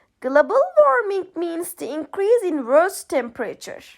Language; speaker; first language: English; non-native, fluent; Turkish